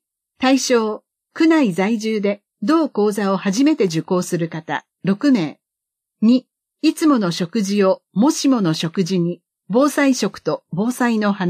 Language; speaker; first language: Japanese; native; Japanese